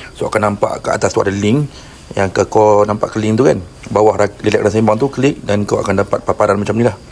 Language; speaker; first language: Malay; native; Malay